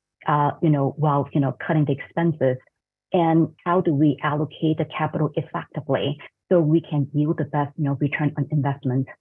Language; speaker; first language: English; non-native, fluent; Cantonese